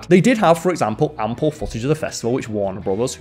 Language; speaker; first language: English; native; English